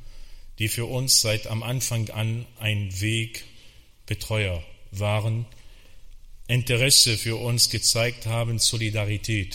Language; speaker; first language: German; non-native, fluent; Arabic